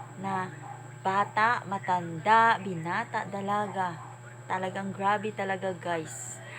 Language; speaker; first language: Filipino; native; Filipino